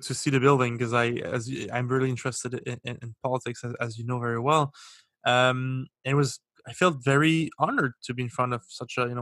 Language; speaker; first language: English; native; English